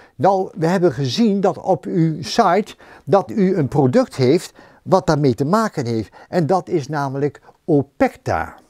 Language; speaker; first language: Dutch; native; Dutch